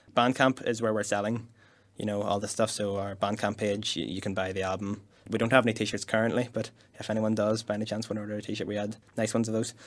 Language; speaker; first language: English; native; English